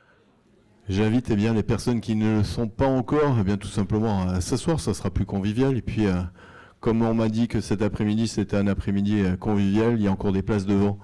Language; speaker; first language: French; native; French